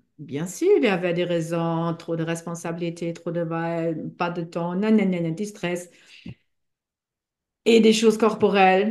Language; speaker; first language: French; non-native, fluent; German